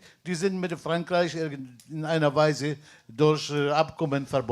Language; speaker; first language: German; non-native, fluent; Arabic